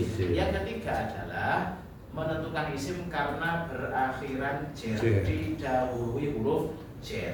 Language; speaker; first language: Indonesian; native; Indonesian